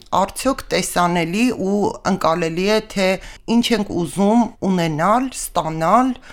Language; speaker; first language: Armenian; native; Armenian